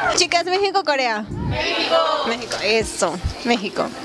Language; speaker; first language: Spanish; native; Spanish